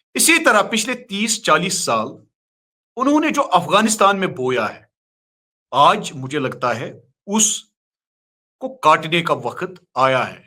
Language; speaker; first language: Urdu; non-native, local second language; Kashmiri